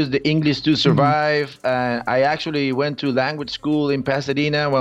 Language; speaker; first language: English; non-native, fluent; Spanish